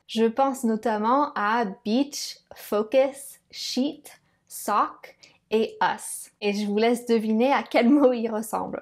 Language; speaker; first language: French; non-native, fluent; English